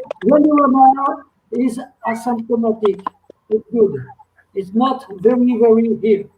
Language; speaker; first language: English; non-native, learner; French